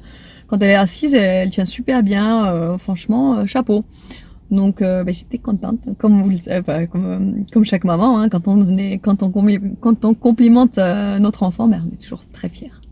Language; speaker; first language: French; native; French